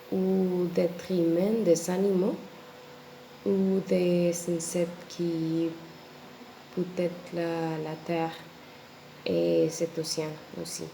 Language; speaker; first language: French; non-native, learner; Spanish